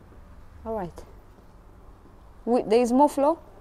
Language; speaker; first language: English; non-native, fluent; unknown